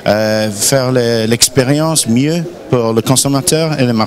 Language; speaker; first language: French; non-native, learner; English